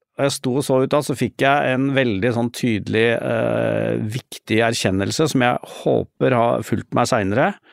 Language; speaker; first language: Norwegian; native; Norwegian